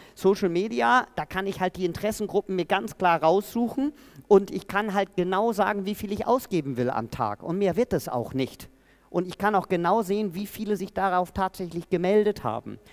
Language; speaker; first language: German; native; German